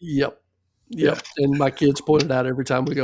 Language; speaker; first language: English; native; English